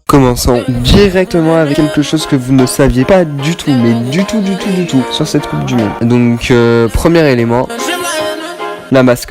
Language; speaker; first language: French; native; French